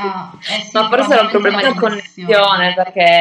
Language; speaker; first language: Italian; native; Italian